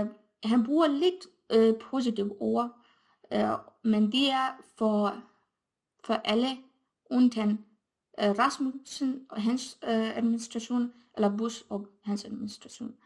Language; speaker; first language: Danish; non-native, fluent; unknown